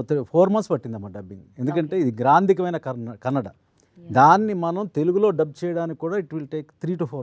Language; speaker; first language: Telugu; native; Telugu